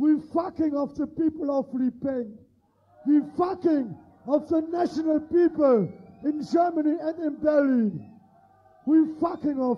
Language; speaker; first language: English; non-native, learner; German